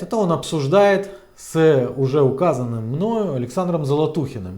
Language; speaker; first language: Russian; native; Russian